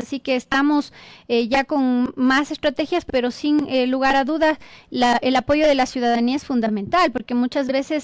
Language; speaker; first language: Spanish; native; Spanish